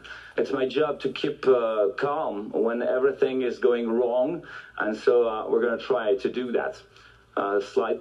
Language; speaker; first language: English; non-native, fluent; French